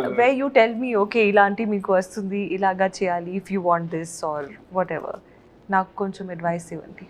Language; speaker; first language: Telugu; non-native, learner; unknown